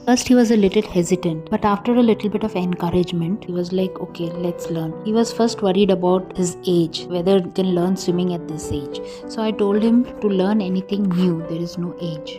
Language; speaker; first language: English; non-native, local second language; Bangla